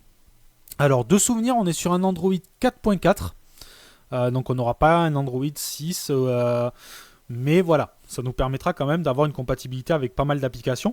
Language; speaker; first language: French; native; French